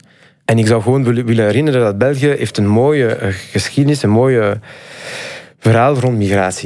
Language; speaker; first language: Dutch; non-native, fluent; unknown